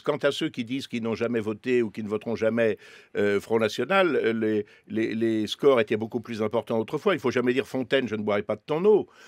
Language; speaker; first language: French; native; French